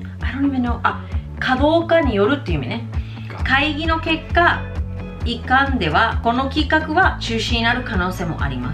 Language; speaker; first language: Japanese; non-native, fluent; English